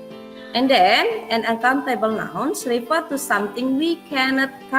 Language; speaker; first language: English; non-native, fluent; Indonesian